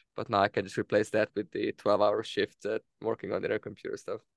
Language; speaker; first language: English; non-native, fluent; Hungarian